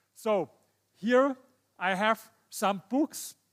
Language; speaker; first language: English; non-native, fluent; German